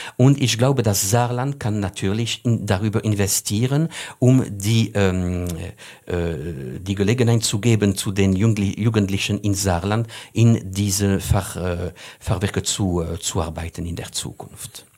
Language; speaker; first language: German; non-native, fluent; French